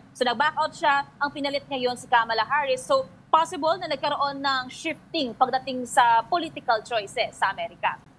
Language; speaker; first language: Filipino; native; Filipino